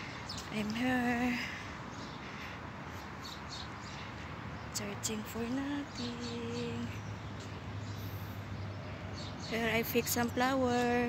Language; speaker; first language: English; non-native, learner; Filipino